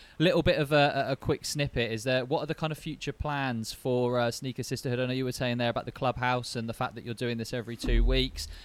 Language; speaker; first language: English; native; English